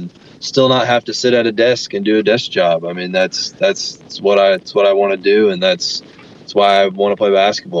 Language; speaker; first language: English; native; English